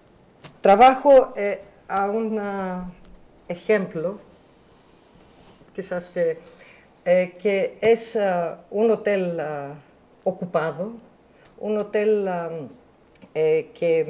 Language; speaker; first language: Spanish; non-native, learner; Greek